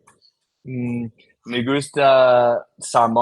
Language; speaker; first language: Spanish; non-native, learner; English